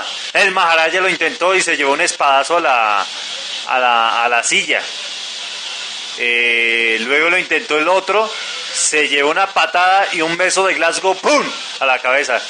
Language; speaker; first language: Spanish; native; Spanish